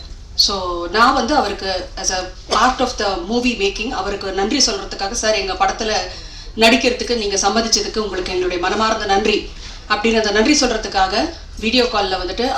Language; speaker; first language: Tamil; native; Tamil